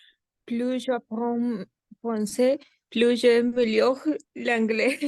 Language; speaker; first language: French; non-native, learner; Spanish